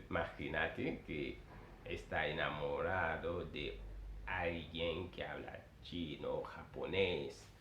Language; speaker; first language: Spanish; non-native, fluent; Haitian Creole